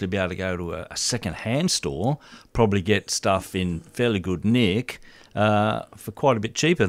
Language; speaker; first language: English; native; English